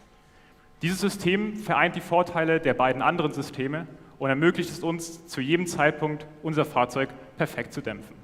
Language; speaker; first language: German; native; German